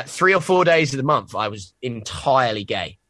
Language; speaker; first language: English; native; English